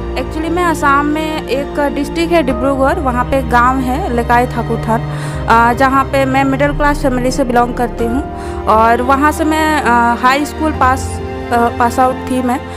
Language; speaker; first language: Hindi; non-native, local second language; Assamese